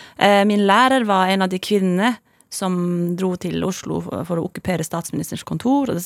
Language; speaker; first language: Norwegian; non-native, local second language; Northern Sami